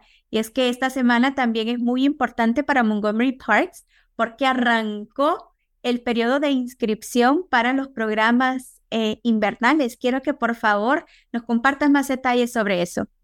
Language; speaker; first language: Spanish; native; Spanish